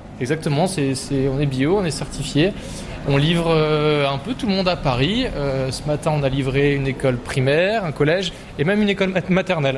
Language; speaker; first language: French; native; French